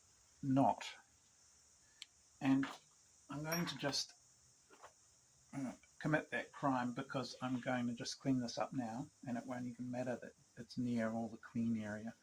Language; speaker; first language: English; native; English